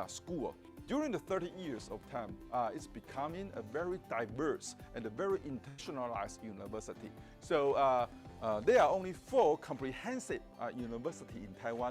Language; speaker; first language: English; non-native, fluent; Chinese